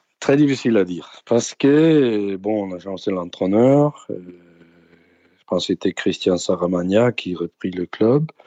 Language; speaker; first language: French; non-native, fluent; Danish